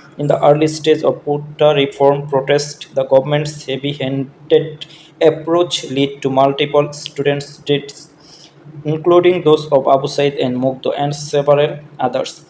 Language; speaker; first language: English; non-native, local second language; Bangla